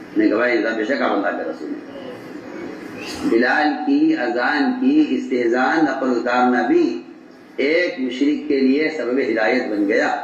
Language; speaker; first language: Urdu; native; Urdu